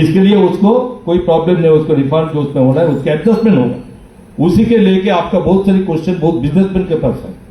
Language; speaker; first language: Hindi; non-native, local second language; Bangla